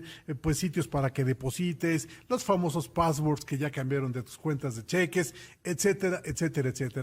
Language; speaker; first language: Spanish; native; Spanish